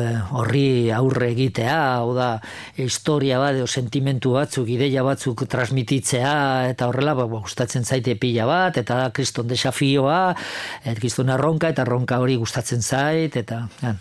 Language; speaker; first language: Basque; non-native, local second language; Spanish